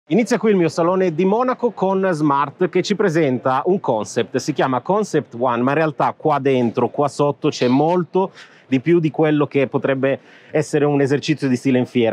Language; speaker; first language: Italian; native; Italian